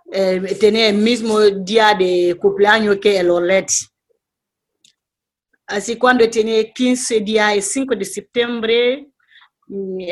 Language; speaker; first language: Spanish; non-native, learner; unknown